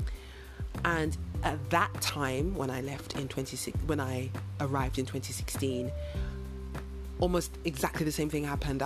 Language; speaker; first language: English; native; English